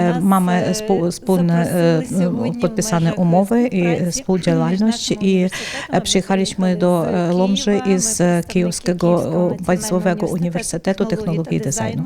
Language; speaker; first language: Polish; non-native, learner; Ukrainian